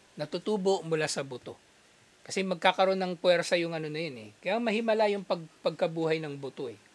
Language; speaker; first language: Filipino; native; Filipino